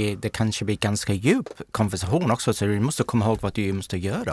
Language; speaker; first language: Swedish; non-native, learner; English